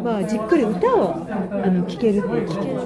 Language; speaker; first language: Japanese; native; Japanese